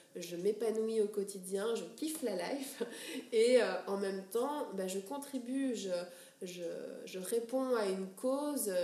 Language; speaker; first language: French; native; French